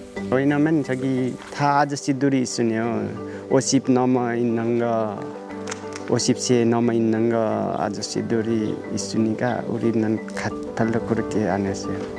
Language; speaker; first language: Korean; non-native, learner; Nepali